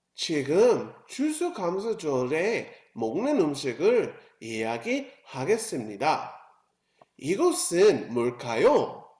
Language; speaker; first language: Korean; non-native, learner; English